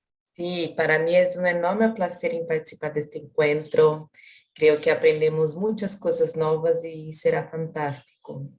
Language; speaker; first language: Spanish; non-native, learner; Portuguese